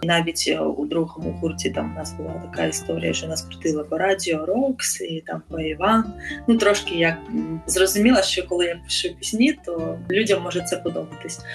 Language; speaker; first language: Ukrainian; native; Ukrainian